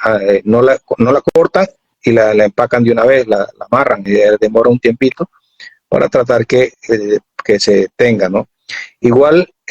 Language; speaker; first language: Spanish; native; Spanish